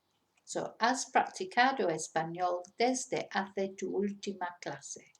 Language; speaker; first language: Spanish; non-native, fluent; English